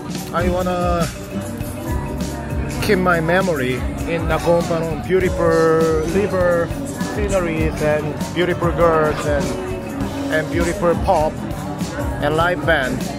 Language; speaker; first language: English; non-native, learner; Korean